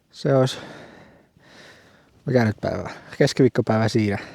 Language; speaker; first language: Finnish; native; Finnish